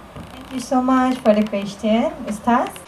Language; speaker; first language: English; non-native, local second language; Malay